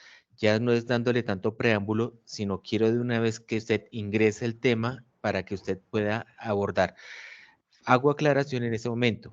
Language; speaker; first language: Spanish; native; Spanish